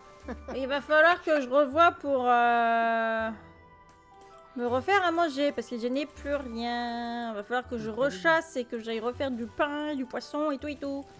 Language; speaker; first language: French; native; French